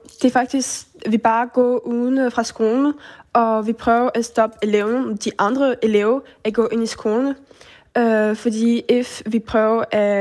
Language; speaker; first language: Danish; early bilingual, heritage; French